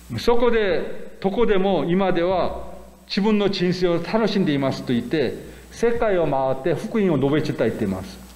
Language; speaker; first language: Japanese; non-native, fluent; Korean